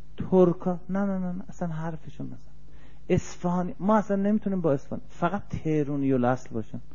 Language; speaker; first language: Persian; native; Persian